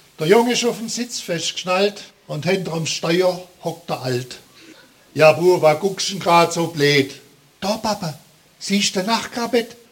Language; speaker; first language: German; native; German